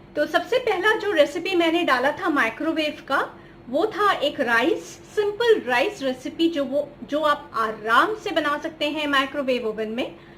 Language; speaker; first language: Hindi; non-native, local second language; Bangla